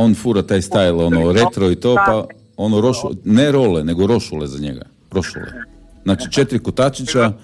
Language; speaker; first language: Serbian; native; Serbian